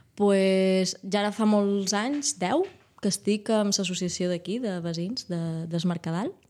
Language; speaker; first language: Catalan; native; Catalan